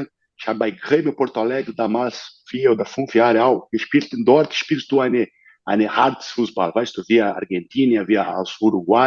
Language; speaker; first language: German; non-native, learner; Portuguese